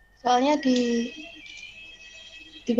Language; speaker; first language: Chinese; non-native, learner; Indonesian